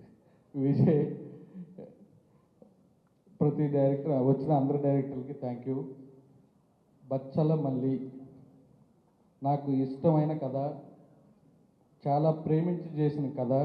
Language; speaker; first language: Telugu; native; Telugu